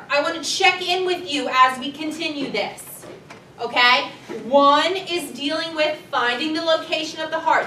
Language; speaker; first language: English; native; English